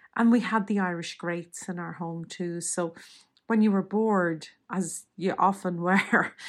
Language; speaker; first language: English; native; English